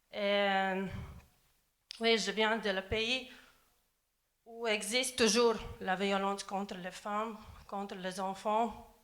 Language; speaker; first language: French; non-native, learner; Latvian